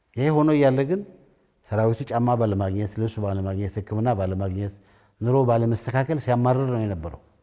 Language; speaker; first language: Amharic; non-native, local second language; Tigrinya